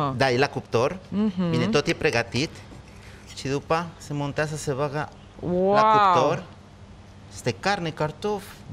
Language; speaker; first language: Romanian; non-native, fluent; Spanish